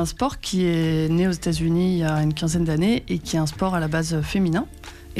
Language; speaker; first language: French; native; French